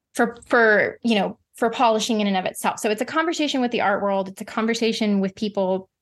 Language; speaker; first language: English; native; English